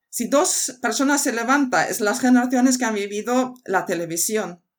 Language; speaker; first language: Spanish; non-native, fluent; Swedish